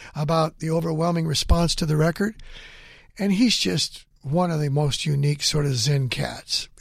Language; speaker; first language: English; native; English